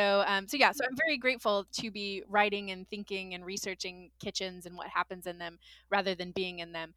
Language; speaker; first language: English; native; English